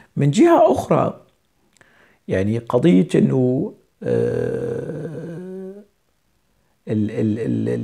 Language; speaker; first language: Arabic; non-native, local second language; Kurdish